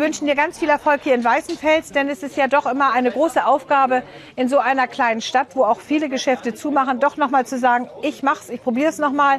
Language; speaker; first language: German; native; German